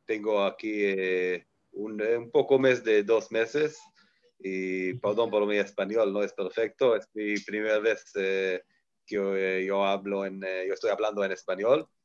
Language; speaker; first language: Spanish; non-native, learner; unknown